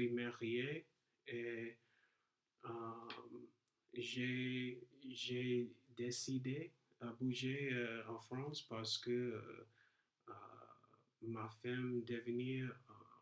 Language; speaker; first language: French; non-native, learner; English